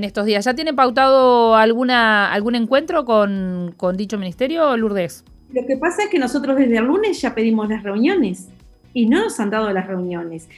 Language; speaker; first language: Spanish; native; Spanish